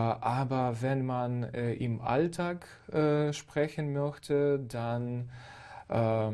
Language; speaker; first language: German; non-native, fluent; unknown